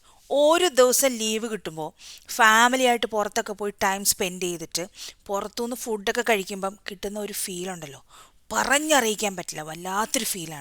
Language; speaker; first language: Malayalam; native; Malayalam